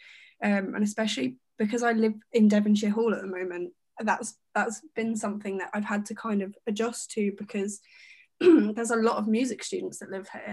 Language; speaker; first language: English; native; English